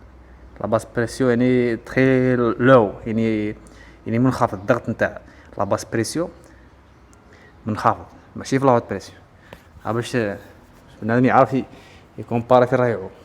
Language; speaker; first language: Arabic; native; Arabic